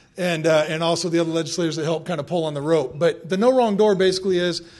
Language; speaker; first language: English; native; English